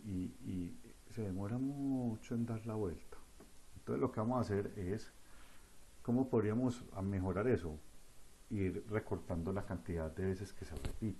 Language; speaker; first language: Spanish; native; Spanish